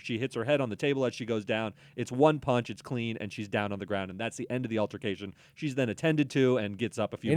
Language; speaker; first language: English; native; English